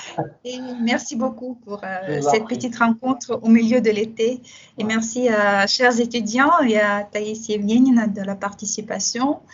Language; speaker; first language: French; non-native, fluent; Russian